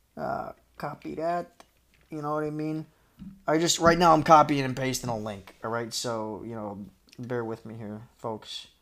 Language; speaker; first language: English; native; English